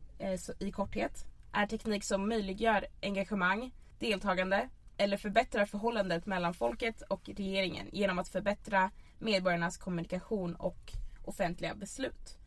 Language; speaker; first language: Swedish; native; Swedish